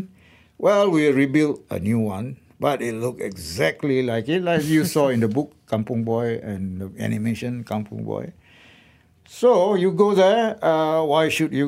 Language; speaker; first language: English; non-native, local second language; Malay